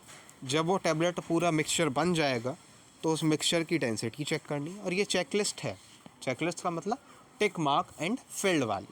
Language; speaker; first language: Hindi; native; Hindi